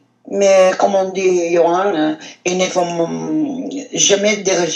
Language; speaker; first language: French; non-native, learner; Italian